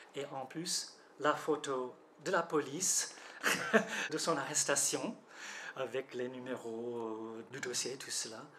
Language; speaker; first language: French; non-native, fluent; English